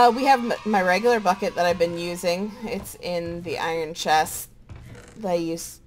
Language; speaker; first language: English; native; English